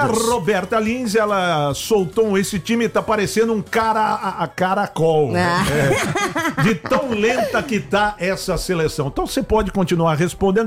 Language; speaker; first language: Portuguese; native; Portuguese